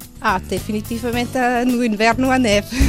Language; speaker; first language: Portuguese; non-native, fluent; Swiss German